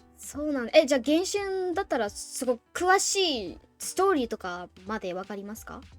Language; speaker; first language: Japanese; non-native, fluent; Burmese